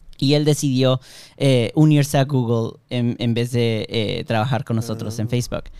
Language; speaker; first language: Spanish; early bilingual, heritage; Spanish